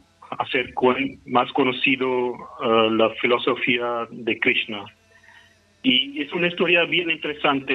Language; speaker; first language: Spanish; non-native, fluent; Hindi